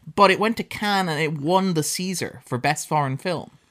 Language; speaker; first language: English; native; English